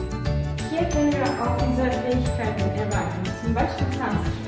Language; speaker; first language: German; non-native, learner; Russian